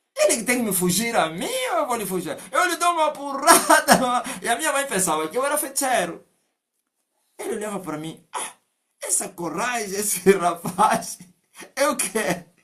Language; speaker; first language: Portuguese; non-native, local second language; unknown